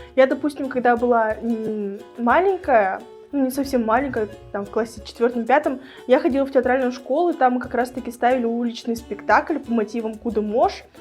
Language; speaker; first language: Russian; native; Russian